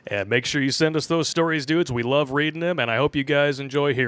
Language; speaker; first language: English; native; English